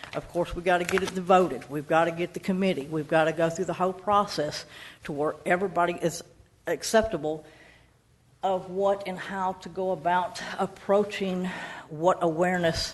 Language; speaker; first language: English; native; English